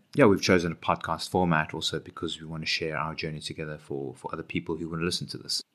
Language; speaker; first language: English; native; English